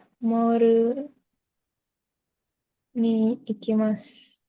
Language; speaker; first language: Japanese; non-native, learner; Indonesian